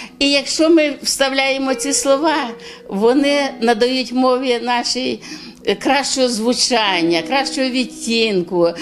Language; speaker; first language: Ukrainian; native; Ukrainian